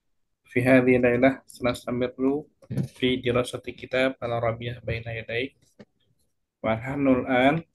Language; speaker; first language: Arabic; non-native, fluent; Indonesian